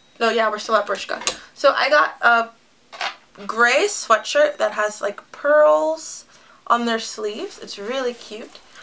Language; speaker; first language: English; native; English